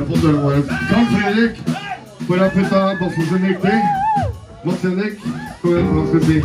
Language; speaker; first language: Norwegian; native; Norwegian